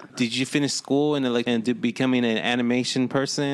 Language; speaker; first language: English; native; English